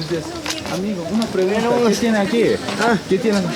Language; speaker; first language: Spanish; non-native, learner; Korean